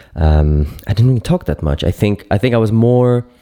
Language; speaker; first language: English; non-native, fluent; Greek